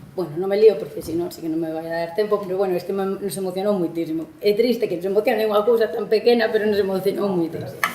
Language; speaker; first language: Galician; non-native, local second language; Spanish